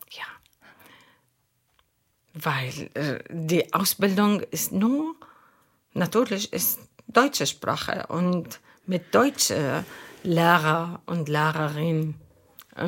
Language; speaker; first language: German; non-native, fluent; Arabic